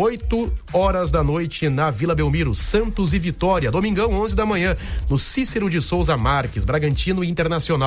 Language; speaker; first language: Portuguese; native; Portuguese